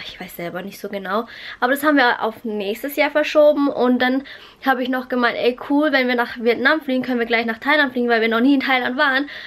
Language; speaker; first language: German; early bilingual, other home language; Vietnamese